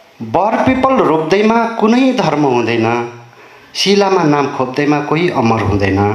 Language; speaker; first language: Nepali; non-native, local second language; Limbu